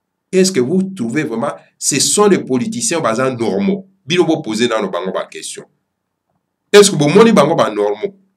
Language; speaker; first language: French; non-native, local second language; Lingala